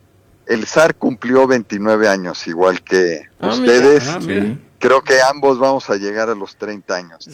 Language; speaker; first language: Spanish; native; Spanish